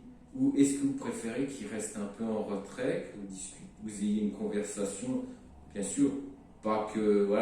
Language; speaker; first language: French; native; French